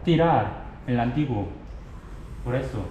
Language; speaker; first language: Spanish; non-native, learner; Korean